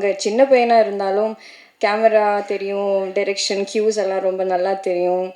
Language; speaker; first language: Tamil; non-native, learner; Malayalam